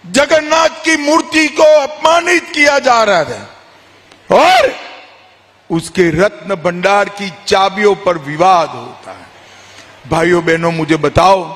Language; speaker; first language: Hindi; non-native, local second language; Gujarati